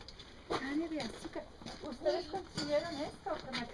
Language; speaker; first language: Spanish; non-native, fluent; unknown